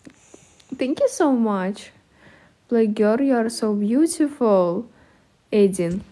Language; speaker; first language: English; non-native, learner; Russian